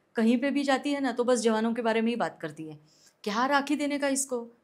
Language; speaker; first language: Hindi; non-native, local second language; Marathi